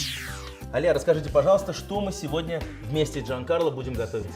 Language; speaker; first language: Russian; native; Russian